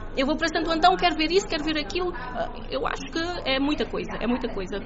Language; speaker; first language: Portuguese; non-native, local second language; Kabuverdianu